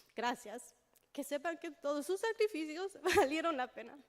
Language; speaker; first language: Spanish; early bilingual, heritage; Spanish